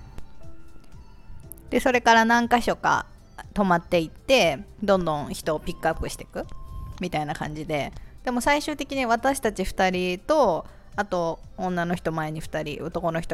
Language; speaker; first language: Japanese; native; Japanese